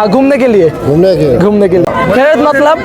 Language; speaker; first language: Hindi; non-native, learner; Bangla